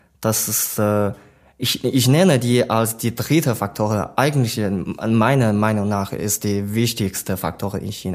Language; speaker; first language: German; non-native, learner; Chinese